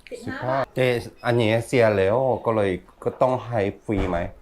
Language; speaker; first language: Thai; non-native, learner; Korean